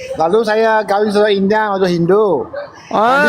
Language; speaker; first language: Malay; non-native, local second language; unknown